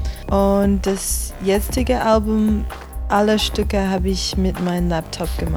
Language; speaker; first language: German; non-native, fluent; English